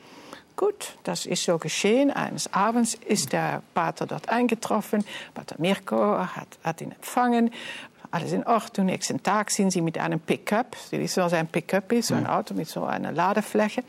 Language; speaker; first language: German; non-native, fluent; Dutch